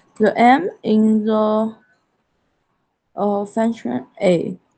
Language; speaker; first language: English; non-native, learner; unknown